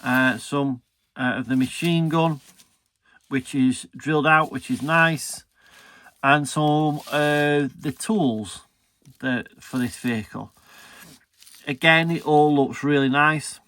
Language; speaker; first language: English; native; English